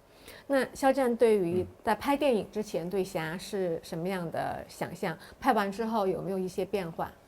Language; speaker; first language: Chinese; native; Chinese